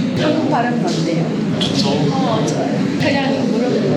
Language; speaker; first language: Korean; non-native, fluent; Sinhala